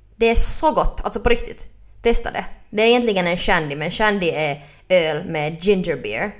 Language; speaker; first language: Swedish; native; Swedish